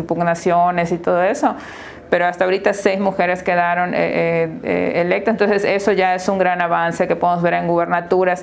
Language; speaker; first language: Spanish; native; Spanish